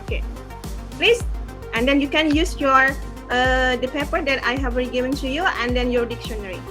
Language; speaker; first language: English; non-native, fluent; Indonesian